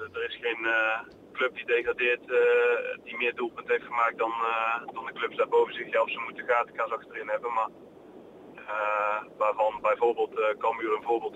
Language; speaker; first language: Dutch; native; Dutch